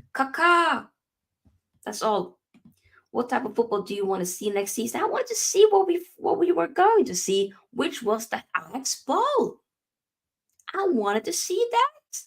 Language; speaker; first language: English; native; English